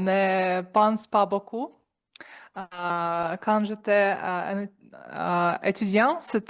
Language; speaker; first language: French; non-native, learner; Russian